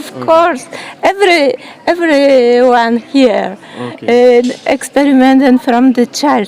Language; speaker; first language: English; non-native, learner; Polish